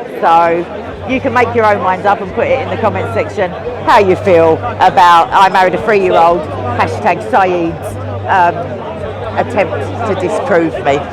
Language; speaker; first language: English; native; English